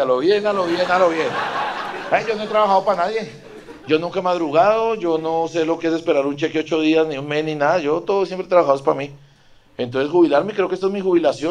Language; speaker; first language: Spanish; native; Spanish